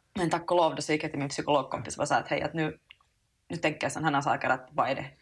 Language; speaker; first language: Swedish; native; Swedish